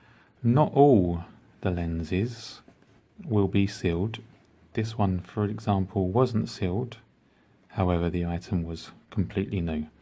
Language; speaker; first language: English; native; English